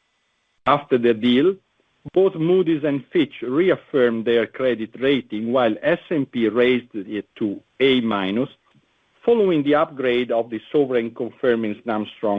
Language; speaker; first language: English; non-native, fluent; Italian